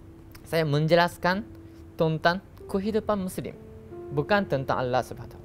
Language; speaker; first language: Indonesian; non-native, learner; Japanese